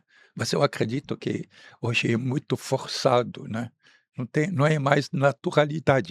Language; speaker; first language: Portuguese; non-native, fluent; Arabic